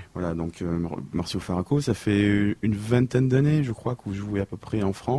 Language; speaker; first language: French; native; French